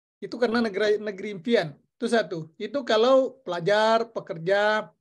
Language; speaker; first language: Indonesian; non-native, local second language; Buginese